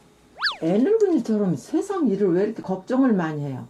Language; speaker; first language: Korean; native; Korean